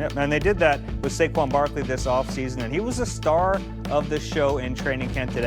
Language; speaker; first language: English; native; English